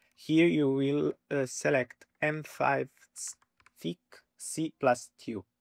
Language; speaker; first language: English; non-native, fluent; Italian